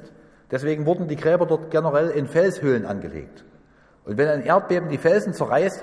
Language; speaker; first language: German; native; German